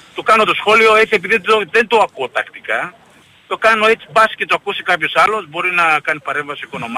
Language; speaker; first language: Greek; native; Greek